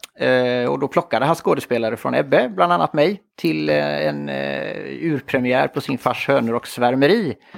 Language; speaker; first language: Swedish; native; Swedish